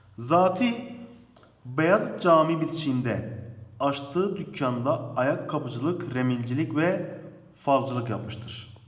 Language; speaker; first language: Turkish; native; Turkish